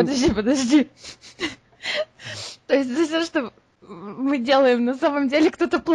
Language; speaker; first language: Russian; native; Russian